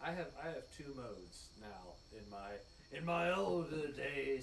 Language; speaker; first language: English; native; English